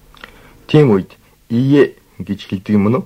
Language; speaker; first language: Mongolian; native; Mongolian